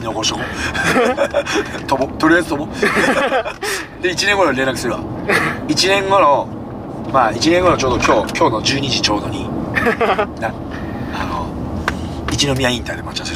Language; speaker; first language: Japanese; native; Japanese